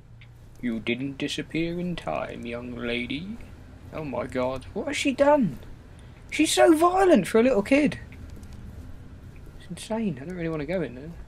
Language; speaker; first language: English; native; English